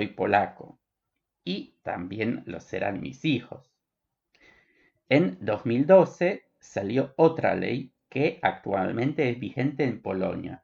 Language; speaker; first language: Spanish; non-native, fluent; Polish